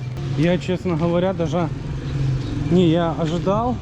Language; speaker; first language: Russian; native; Russian